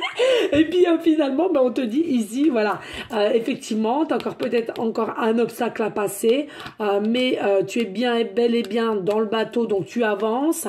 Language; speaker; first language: French; native; French